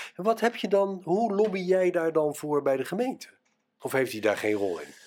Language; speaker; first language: Dutch; native; Dutch